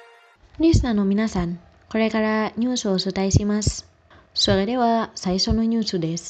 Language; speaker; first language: Japanese; non-native, fluent; Indonesian